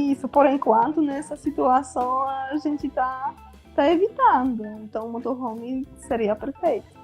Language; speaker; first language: Portuguese; non-native, fluent; Polish